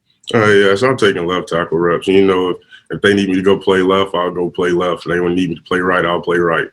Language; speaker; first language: English; native; English